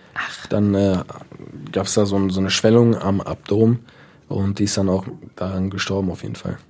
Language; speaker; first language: German; early bilingual, other home language; Dutch